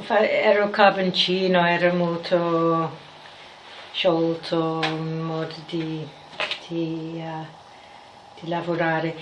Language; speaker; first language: Italian; non-native, fluent; English